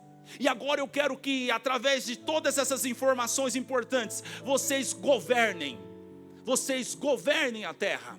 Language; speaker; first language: Portuguese; native; Portuguese